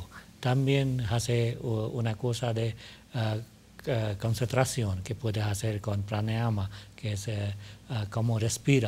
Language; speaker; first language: Spanish; non-native, learner; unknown